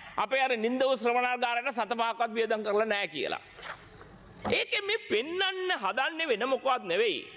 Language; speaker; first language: Sinhala; non-native, local second language; Tamil